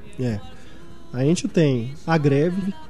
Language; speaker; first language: Portuguese; native; Portuguese